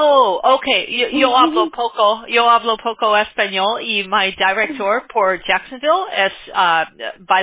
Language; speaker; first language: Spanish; non-native, learner; English